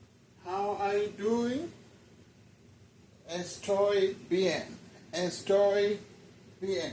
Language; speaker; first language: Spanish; non-native, learner; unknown